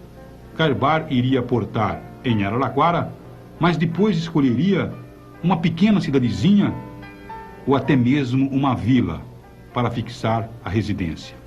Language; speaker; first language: Portuguese; native; Portuguese